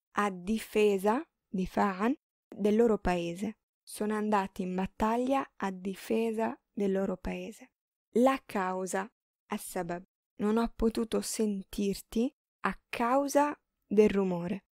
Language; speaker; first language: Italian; non-native, fluent; Arabic